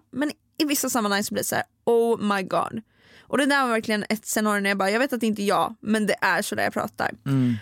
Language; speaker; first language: Swedish; native; Swedish